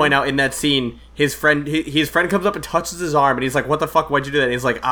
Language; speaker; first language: English; native; English